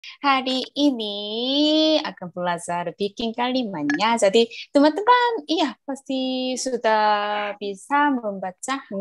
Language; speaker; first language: Indonesian; non-native, learner; Korean